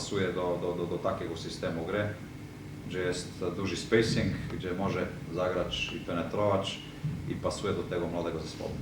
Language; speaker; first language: Polish; non-native, fluent; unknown